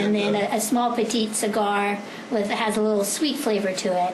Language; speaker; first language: English; native; English